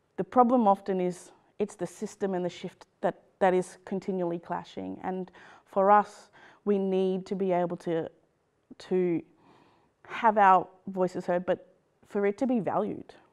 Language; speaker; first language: English; native; English